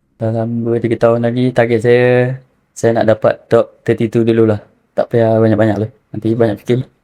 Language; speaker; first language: Malay; native; Malay